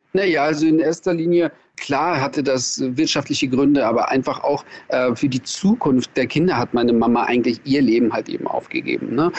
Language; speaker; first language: German; early bilingual, other home language; Russian